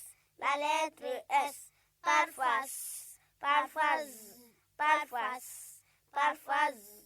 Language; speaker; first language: French; non-native, local second language; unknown